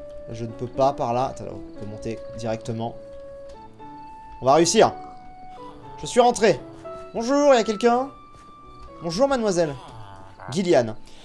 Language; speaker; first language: French; native; French